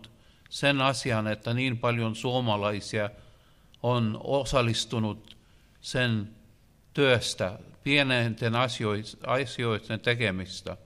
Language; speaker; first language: Finnish; non-native, learner; Russian